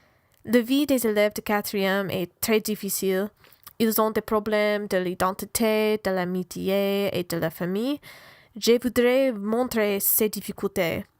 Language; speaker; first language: French; non-native, learner; English